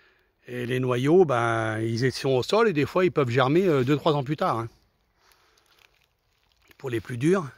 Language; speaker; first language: French; native; French